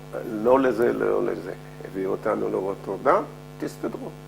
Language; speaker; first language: Hebrew; non-native, fluent; Dutch